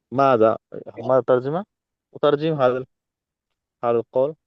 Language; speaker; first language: Arabic; non-native, learner; Urdu